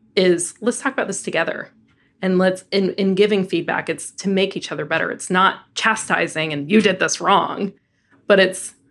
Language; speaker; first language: English; native; English